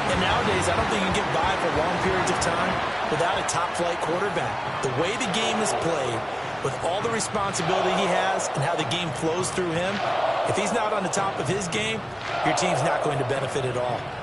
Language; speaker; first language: English; native; English